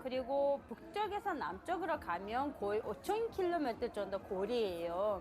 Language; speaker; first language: Korean; non-native, fluent; Kazakh